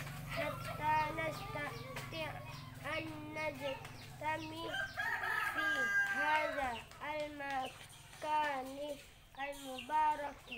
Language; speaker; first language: Arabic; non-native, learner; Indonesian